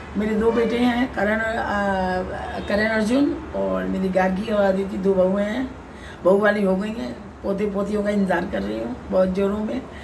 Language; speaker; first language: Hindi; native; Hindi